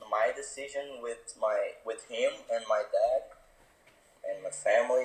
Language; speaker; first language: English; non-native, fluent; Portuguese